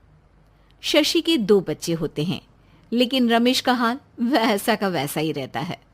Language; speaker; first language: Hindi; native; Hindi